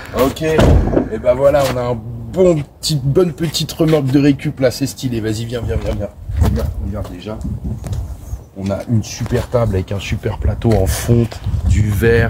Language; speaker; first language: French; native; French